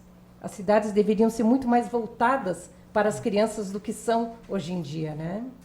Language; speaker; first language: Portuguese; native; Portuguese